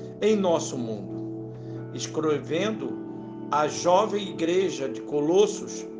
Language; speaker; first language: Portuguese; native; Portuguese